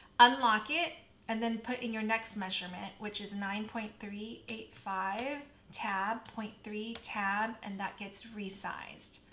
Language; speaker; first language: English; native; English